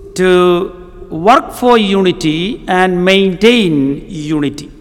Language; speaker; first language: English; non-native, local second language; Malayalam